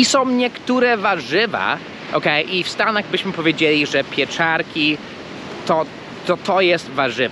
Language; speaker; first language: Polish; early bilingual, heritage; Polish